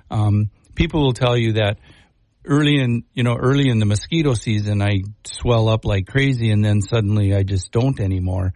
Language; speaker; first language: English; native; English